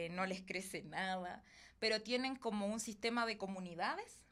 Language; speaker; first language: Spanish; native; Spanish